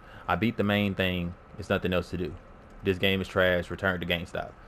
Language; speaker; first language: English; native; English